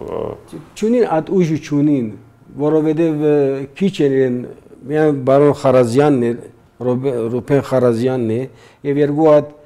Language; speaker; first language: Armenian; early bilingual, heritage; Armenian